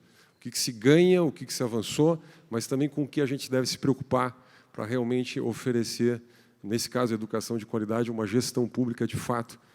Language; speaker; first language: Portuguese; native; Portuguese